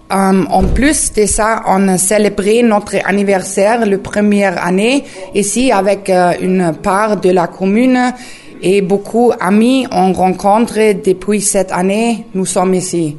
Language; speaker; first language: French; non-native, learner; German